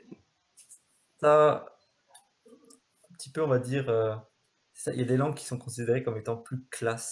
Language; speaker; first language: French; native; French